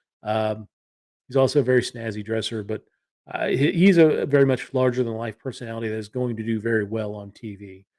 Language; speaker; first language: English; native; English